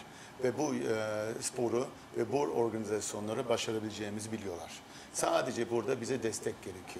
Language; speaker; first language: Turkish; early bilingual, heritage; Turkish